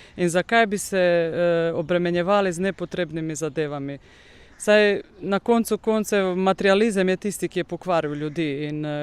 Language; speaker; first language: Slovenian; non-native, local second language; Romany